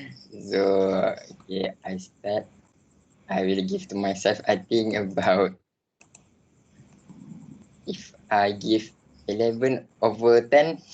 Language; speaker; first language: English; non-native, local second language; Malay